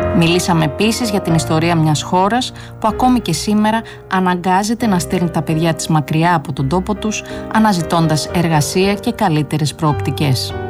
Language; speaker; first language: Greek; native; Greek